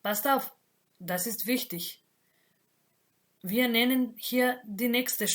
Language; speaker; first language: German; non-native, fluent; Macedonian